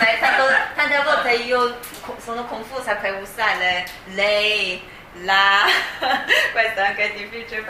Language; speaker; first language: Italian; non-native, fluent; Chinese